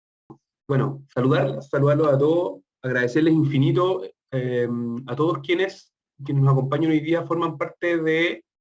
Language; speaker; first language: Spanish; native; Spanish